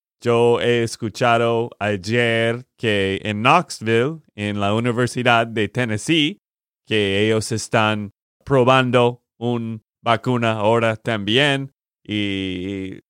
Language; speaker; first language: Spanish; non-native, learner; English